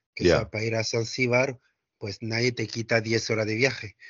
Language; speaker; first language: Spanish; non-native, fluent; French